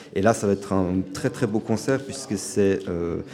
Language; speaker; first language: French; non-native, local second language; Rundi